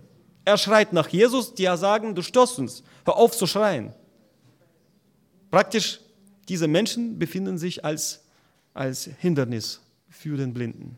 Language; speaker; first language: German; non-native, fluent; Russian